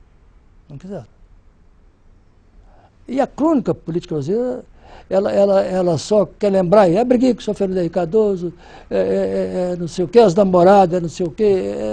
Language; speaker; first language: Portuguese; native; Portuguese